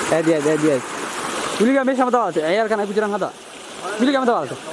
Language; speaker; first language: Somali; native; Somali